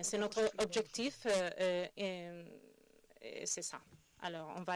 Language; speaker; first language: French; non-native, fluent; Spanish